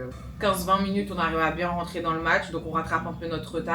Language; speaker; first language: French; native; French